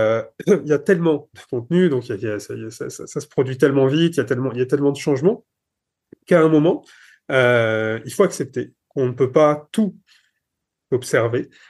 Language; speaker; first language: French; native; French